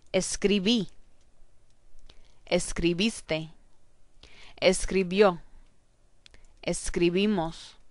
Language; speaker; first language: Spanish; non-native, fluent; English